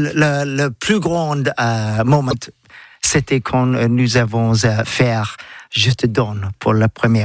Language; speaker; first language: French; non-native, learner; English